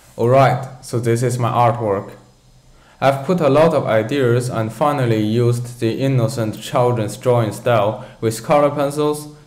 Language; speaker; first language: English; non-native, fluent; Chinese